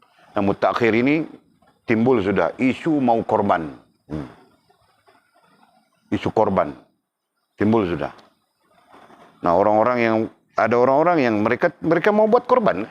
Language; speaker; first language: Malay; native; Malay